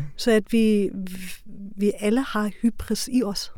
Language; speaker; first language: Danish; non-native, fluent; German